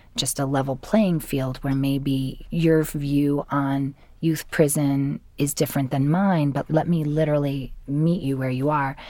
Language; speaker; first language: English; native; English